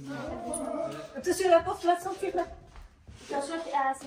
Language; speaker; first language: French; native; French